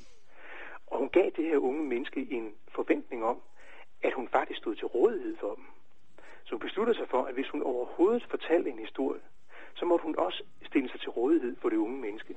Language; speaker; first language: Danish; native; Danish